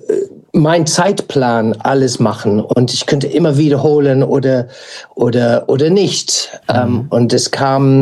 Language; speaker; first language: German; non-native, fluent; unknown